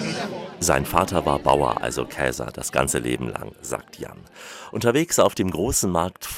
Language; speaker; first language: German; native; German